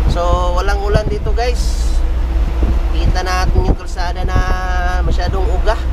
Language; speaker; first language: Filipino; non-native, local second language; Cebuano